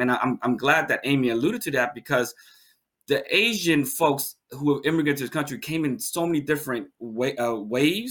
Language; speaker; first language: English; native; English